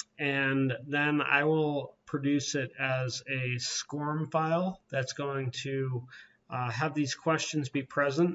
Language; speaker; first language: English; native; English